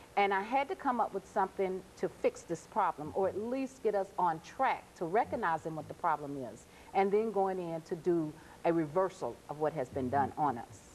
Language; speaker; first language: English; native; English